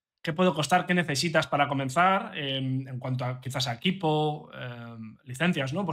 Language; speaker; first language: Spanish; native; Spanish